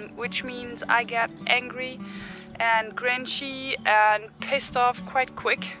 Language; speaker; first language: English; non-native, fluent; German